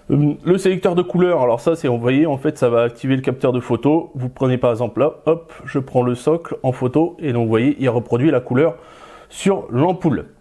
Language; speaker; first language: French; native; French